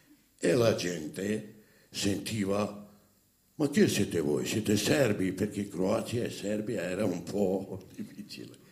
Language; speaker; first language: Italian; non-native, fluent; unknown